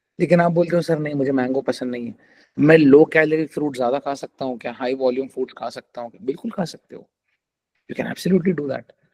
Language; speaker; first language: Hindi; non-native, local second language; Telugu